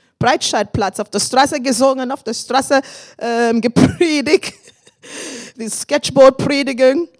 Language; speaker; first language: German; non-native, fluent; English